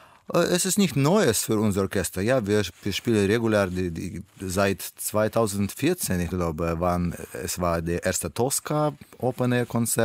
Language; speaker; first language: German; non-native, learner; Russian